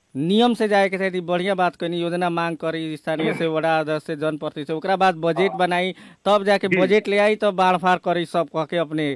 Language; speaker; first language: Bhojpuri; native; Bhojpuri